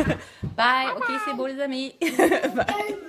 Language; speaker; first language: French; native; French